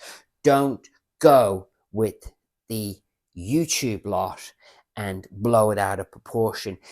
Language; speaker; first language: English; native; English